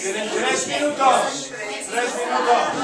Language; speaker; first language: Spanish; non-native, fluent; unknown